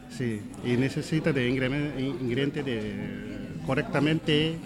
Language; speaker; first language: Spanish; non-native, learner; Nepali